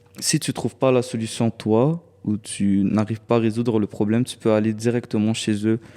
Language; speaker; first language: French; early bilingual, other home language; Arabic